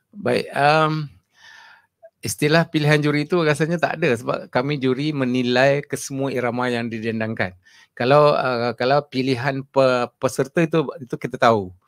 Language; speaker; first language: Malay; native; Malay